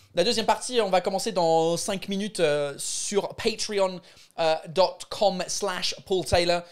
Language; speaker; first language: French; non-native, fluent; English